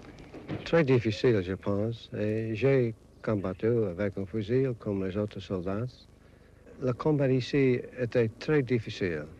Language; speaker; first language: French; non-native, learner; English